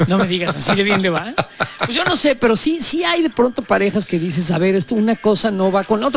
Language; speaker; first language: Spanish; native; Spanish